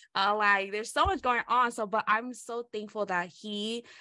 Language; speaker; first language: English; early bilingual, other home language; Hmong